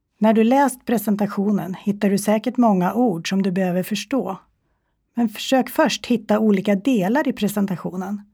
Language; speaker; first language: Swedish; native; Swedish